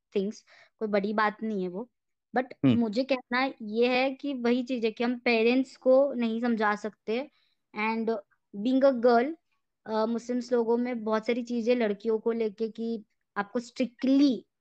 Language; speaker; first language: Hindi; native; Hindi